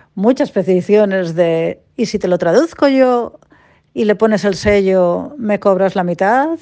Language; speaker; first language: Spanish; native; Spanish